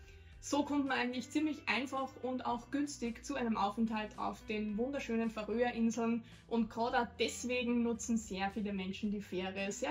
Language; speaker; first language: German; native; German